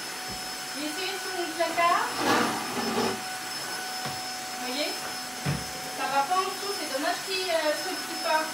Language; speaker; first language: French; native; French